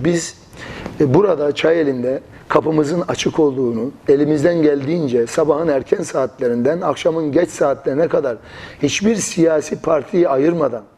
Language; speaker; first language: Turkish; native; Turkish